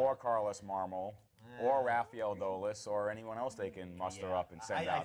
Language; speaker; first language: English; native; English